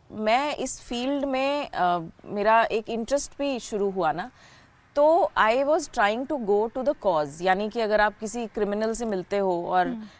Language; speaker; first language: Hindi; native; Hindi